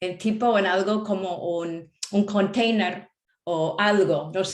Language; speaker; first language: Spanish; non-native, fluent; English